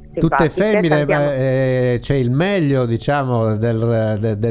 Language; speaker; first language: Italian; native; Italian